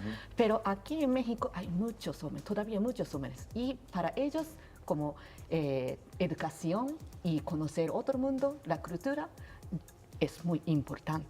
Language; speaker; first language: Spanish; non-native, learner; Japanese